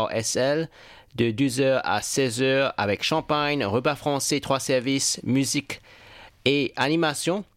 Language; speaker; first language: French; non-native, fluent; English